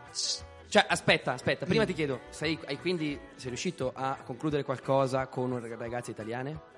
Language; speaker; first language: Italian; native; Italian